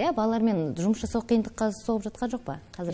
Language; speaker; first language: Kazakh; native; Kazakh